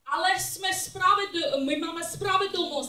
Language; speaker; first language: Czech; non-native, learner; English